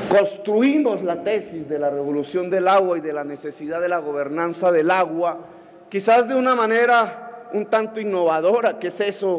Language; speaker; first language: Spanish; native; Spanish